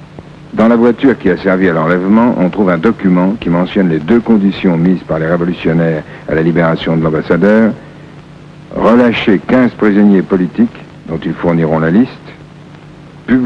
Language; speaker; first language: French; native; French